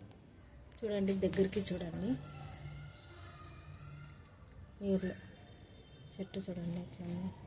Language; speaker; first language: Telugu; native; Telugu